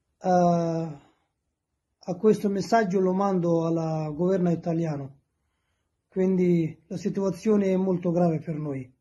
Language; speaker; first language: Italian; non-native, learner; Persian